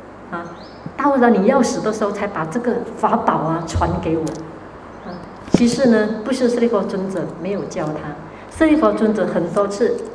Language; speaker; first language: Chinese; native; Chinese